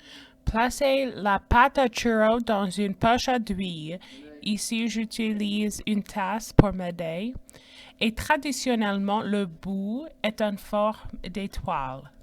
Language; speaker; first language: French; non-native, fluent; English